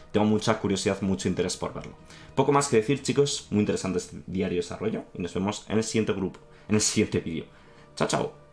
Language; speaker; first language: Spanish; native; Spanish